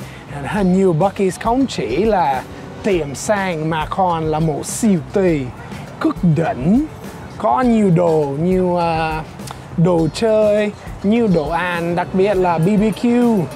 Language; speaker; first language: Vietnamese; non-native, fluent; English